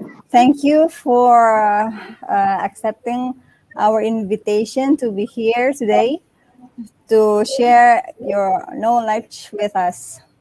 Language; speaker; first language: English; non-native, fluent; Indonesian